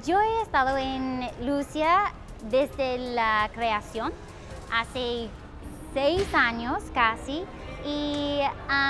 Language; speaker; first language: Spanish; non-native, fluent; English